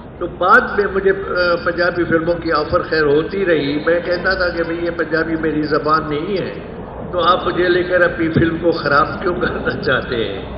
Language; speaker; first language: Urdu; non-native, local second language; Sindhi